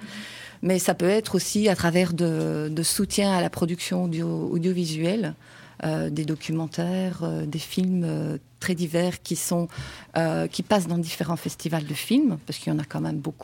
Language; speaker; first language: French; native; French